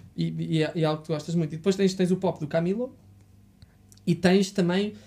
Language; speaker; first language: Portuguese; native; Portuguese